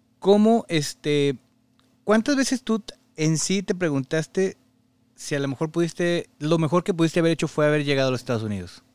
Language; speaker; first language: Spanish; native; Spanish